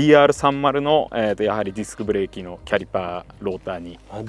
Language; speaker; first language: Japanese; native; Japanese